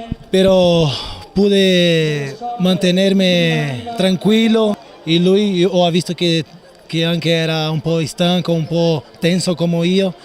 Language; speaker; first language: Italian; non-native, learner; Portuguese